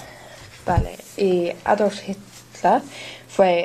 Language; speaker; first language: Spanish; non-native, learner; English